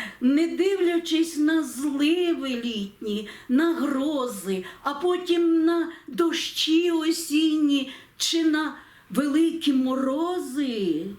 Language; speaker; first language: Ukrainian; native; Ukrainian